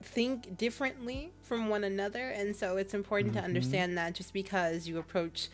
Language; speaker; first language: English; native; English